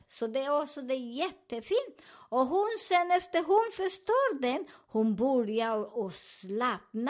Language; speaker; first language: Swedish; non-native, fluent; Spanish